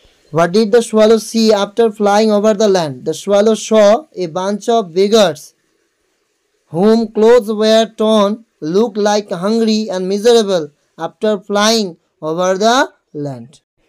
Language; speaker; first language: English; non-native, local second language; Bangla